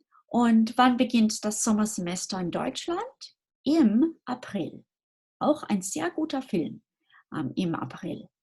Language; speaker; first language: German; non-native, fluent; English